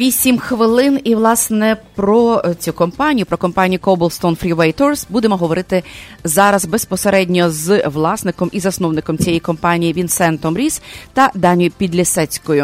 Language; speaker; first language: Ukrainian; native; Ukrainian